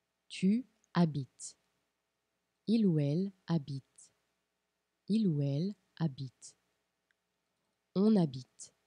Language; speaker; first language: French; non-native, fluent; Portuguese